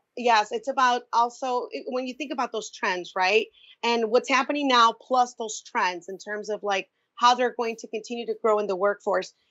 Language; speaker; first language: English; native; English